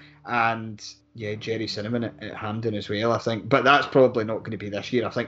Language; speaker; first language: English; native; English